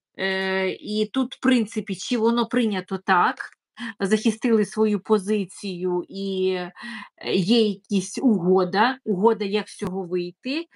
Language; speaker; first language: Ukrainian; non-native, local second language; Russian